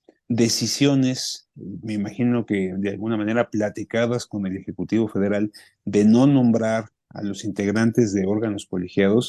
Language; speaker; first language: Spanish; native; Spanish